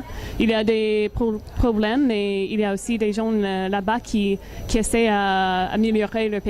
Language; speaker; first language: French; non-native, learner; English